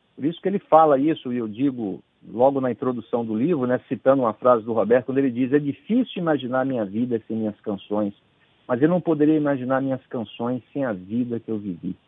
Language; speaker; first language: Portuguese; native; Portuguese